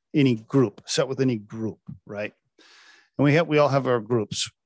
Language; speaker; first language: English; native; English